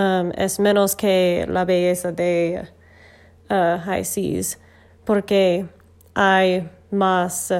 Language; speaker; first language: Spanish; non-native, learner; English